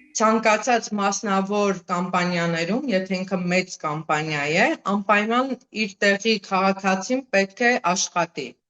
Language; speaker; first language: Armenian; native; Armenian